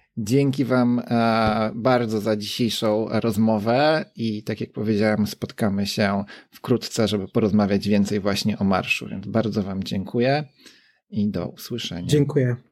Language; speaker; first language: Polish; native; Polish